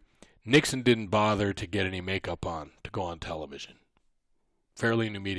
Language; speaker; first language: English; native; English